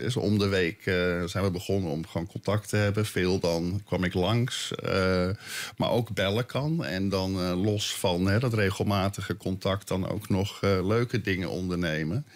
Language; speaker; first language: Dutch; native; Dutch